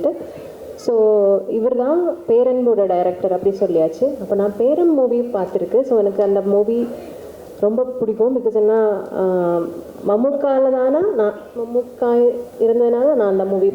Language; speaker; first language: Tamil; non-native, learner; Malayalam